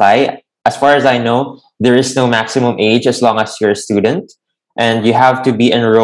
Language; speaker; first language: English; non-native, local second language; Filipino